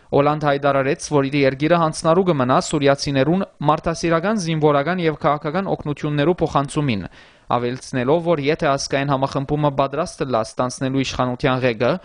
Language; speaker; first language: Armenian; early bilingual, heritage; Armenian